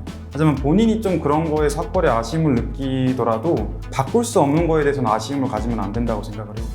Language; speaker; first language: Korean; native; Korean